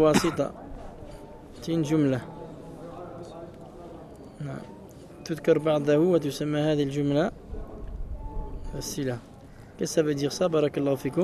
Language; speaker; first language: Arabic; non-native, fluent; French